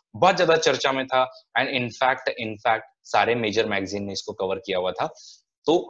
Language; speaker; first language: Hindi; non-native, local second language; Marathi